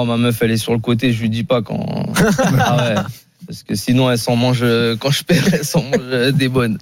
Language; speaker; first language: French; native; French